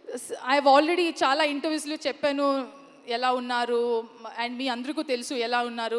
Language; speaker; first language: Telugu; non-native, learner; Kannada